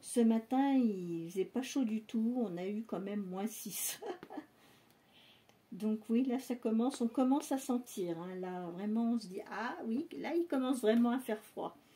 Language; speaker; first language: French; native; French